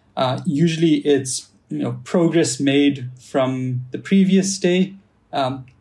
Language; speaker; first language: English; native; English